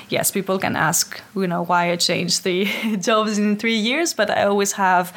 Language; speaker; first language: English; non-native, fluent; Greek